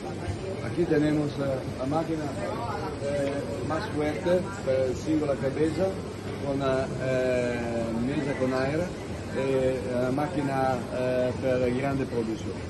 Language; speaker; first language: Spanish; non-native, learner; Italian